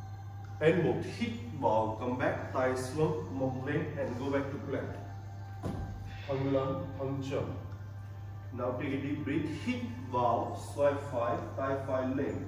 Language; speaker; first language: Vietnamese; non-native, learner; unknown